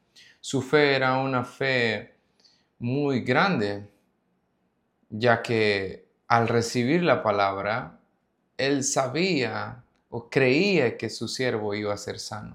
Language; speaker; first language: Spanish; native; Spanish